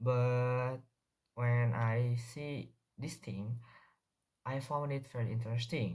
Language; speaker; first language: English; non-native, learner; Indonesian